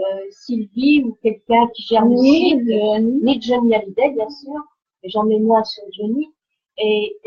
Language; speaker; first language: French; native; French